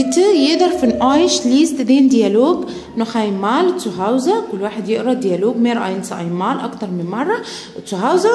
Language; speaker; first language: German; non-native, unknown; Arabic